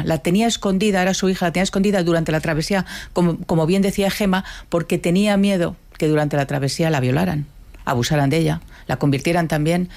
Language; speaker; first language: Spanish; native; Spanish